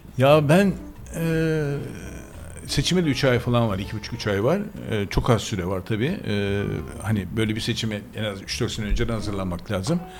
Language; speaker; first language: Turkish; native; Turkish